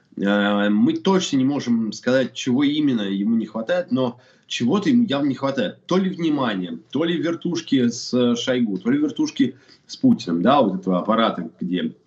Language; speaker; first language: Russian; native; Russian